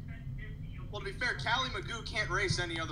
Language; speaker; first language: English; native; English